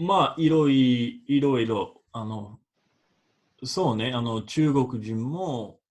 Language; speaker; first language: Japanese; non-native, fluent; English